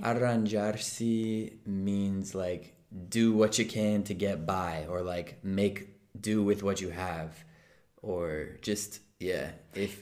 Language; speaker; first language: English; native; English